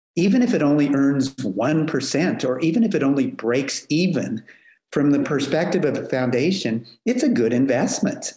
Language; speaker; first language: English; native; English